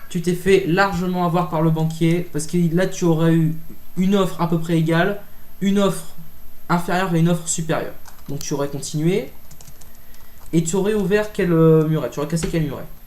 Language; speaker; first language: French; native; French